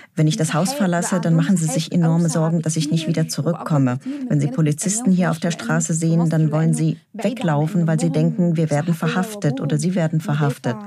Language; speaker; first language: German; non-native, fluent; Arabic